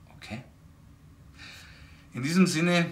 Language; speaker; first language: German; native; German